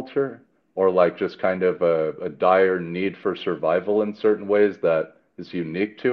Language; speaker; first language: English; native; English